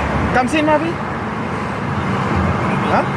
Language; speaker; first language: Arabic; non-native, learner; Filipino